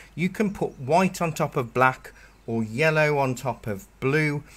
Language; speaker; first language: English; native; English